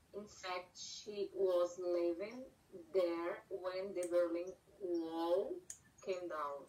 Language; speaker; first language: English; non-native, learner; Portuguese